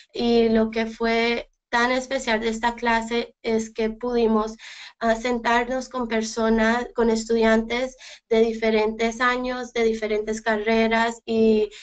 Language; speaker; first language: Spanish; early bilingual, heritage; Spanish